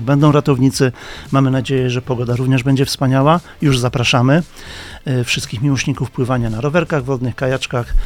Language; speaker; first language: Polish; native; Polish